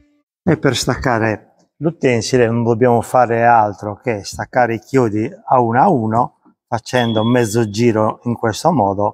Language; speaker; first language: Italian; native; Italian